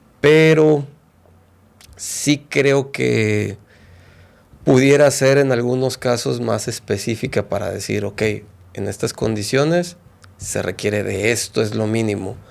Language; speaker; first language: Spanish; native; Spanish